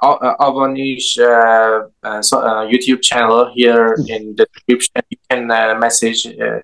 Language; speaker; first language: English; non-native, learner; Persian